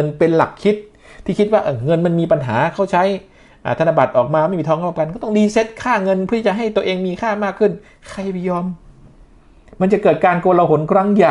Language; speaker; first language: Thai; native; Thai